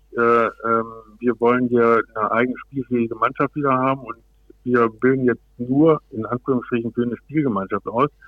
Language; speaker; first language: German; native; German